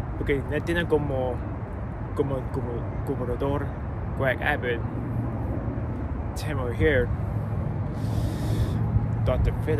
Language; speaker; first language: Spanish; non-native, learner; English